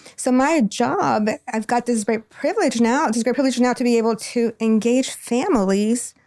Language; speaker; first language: English; non-native, fluent; Spanish